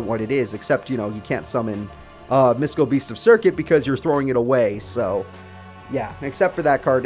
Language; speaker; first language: English; native; English